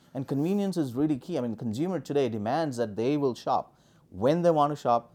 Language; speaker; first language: English; non-native, local second language; Hindi